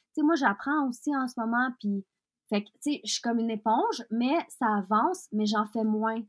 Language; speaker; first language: French; early bilingual, other home language; Russian